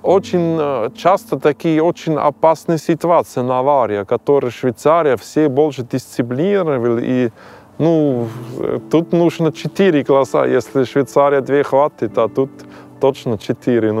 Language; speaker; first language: Russian; non-native, learner; German